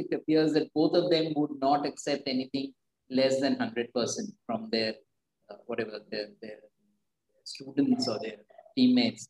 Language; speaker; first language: English; non-native, local second language; Bangla